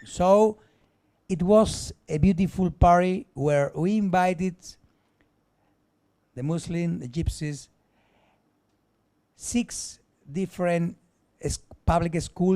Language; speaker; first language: English; non-native, learner; Spanish